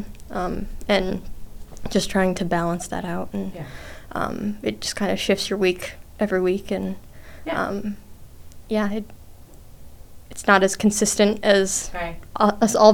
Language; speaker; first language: English; native; English